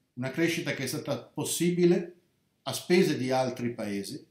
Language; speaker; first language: Italian; native; Italian